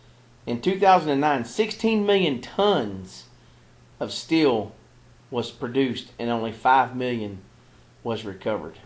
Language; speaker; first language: English; native; English